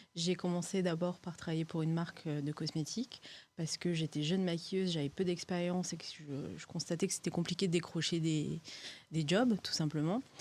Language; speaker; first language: French; early bilingual, other home language; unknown